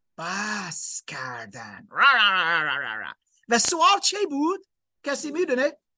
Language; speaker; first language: Persian; non-native, learner; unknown